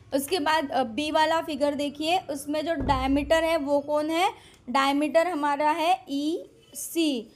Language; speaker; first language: Hindi; non-native, local second language; Marathi